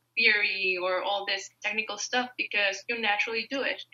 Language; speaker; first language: English; non-native, fluent; Spanish